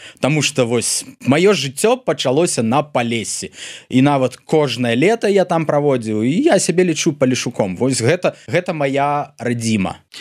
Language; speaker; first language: Belarusian; non-native, local second language; Russian